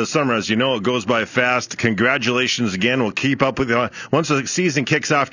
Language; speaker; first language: English; native; English